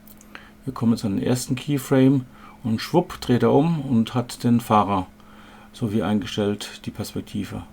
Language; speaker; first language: German; native; German